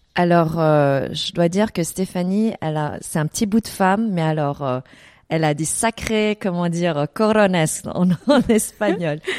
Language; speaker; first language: French; early bilingual, other home language; Vietnamese